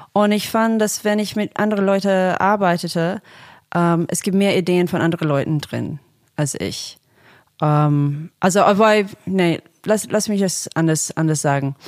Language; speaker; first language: German; non-native, fluent; English